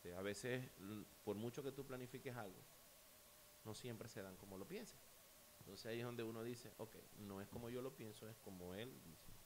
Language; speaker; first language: Spanish; native; Spanish